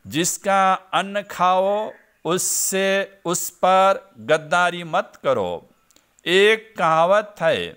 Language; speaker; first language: Hindi; non-native, local second language; Gujarati